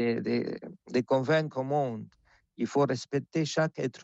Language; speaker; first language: French; non-native, fluent; Spanish